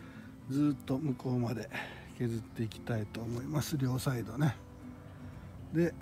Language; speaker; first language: Japanese; native; Japanese